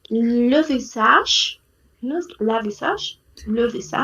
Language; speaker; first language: French; non-native, learner; Spanish